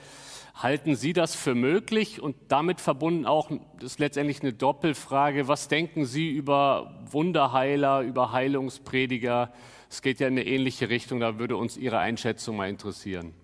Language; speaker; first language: German; native; German